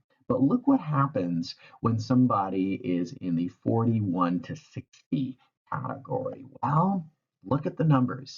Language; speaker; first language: English; native; English